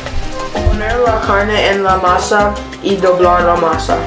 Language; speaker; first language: Spanish; non-native, learner; English